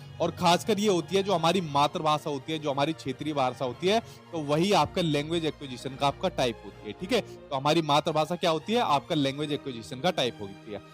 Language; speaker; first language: Hindi; native; Hindi